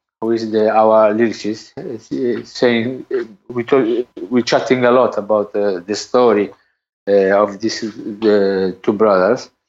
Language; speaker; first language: English; non-native, learner; Italian